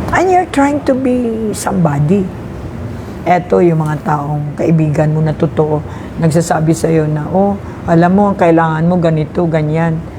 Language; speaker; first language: Filipino; non-native, local second language; Hiligaynon